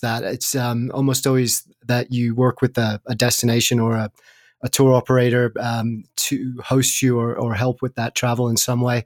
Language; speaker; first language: English; native; English